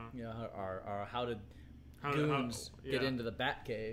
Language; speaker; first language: English; native; English